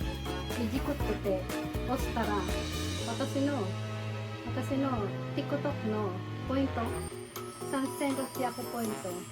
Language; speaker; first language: Japanese; non-native, fluent; Filipino